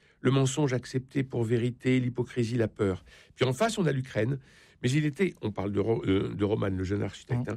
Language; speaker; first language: French; native; French